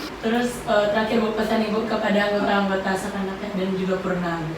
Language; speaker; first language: Indonesian; non-native, local second language; Minangkabau